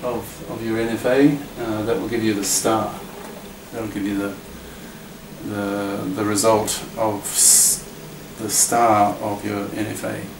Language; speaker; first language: English; native; English